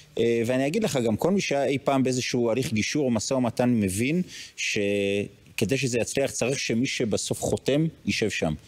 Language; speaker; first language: Hebrew; native; Hebrew